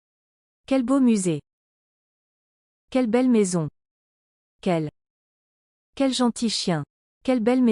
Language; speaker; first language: French; non-native, learner; English